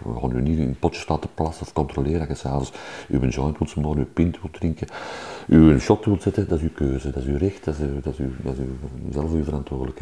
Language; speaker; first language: Dutch; native; Dutch